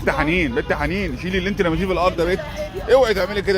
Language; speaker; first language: Arabic; native; Arabic